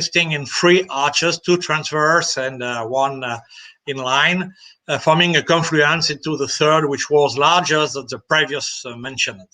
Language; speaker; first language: English; non-native, fluent; French